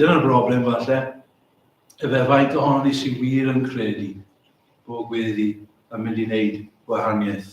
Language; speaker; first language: Welsh; native; Welsh